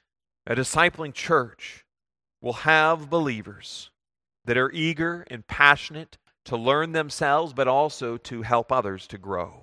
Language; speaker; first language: English; native; English